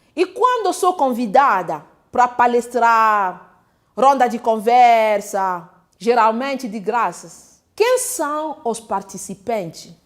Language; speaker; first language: Portuguese; non-native, fluent; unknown